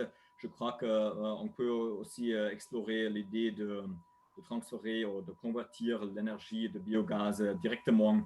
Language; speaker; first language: French; non-native, learner; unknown